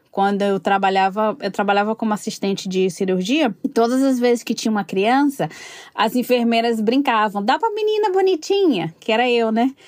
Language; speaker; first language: Portuguese; native; Portuguese